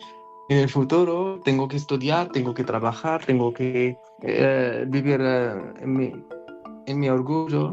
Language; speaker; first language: Spanish; non-native, learner; Arabic